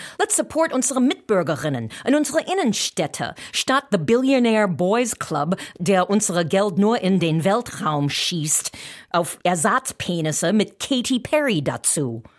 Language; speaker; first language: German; non-native, fluent; English